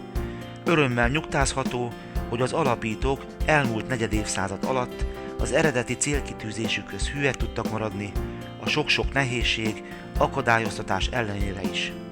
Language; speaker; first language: Hungarian; native; Hungarian